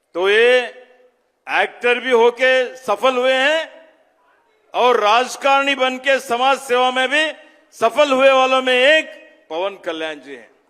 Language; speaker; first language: Hindi; non-native, local second language; Kannada